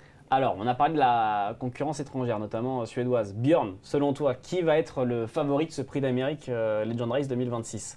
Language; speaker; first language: French; native; French